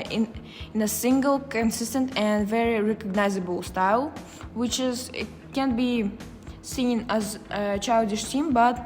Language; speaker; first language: English; non-native, fluent; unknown